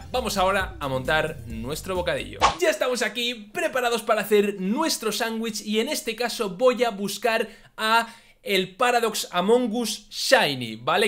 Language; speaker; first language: Spanish; native; Spanish